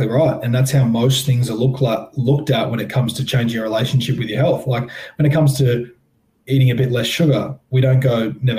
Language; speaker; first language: English; native; English